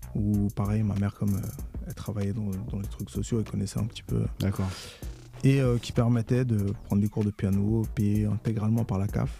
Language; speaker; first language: French; native; French